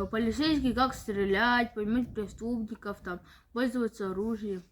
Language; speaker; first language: Russian; non-native, local second language; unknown